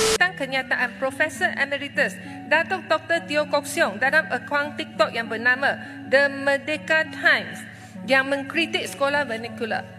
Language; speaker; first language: Malay; non-native, local second language; Chinese